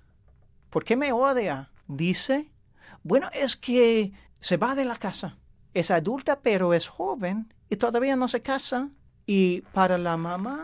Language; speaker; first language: Spanish; non-native, fluent; English